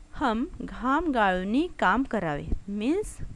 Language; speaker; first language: Hindi; non-native, local second language; Marathi